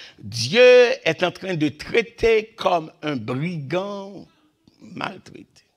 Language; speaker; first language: French; native; French